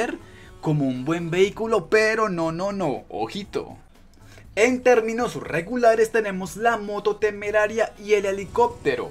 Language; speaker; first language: Spanish; native; Spanish